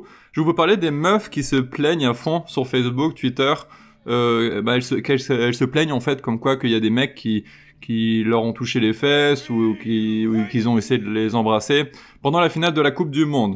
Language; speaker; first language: French; native; French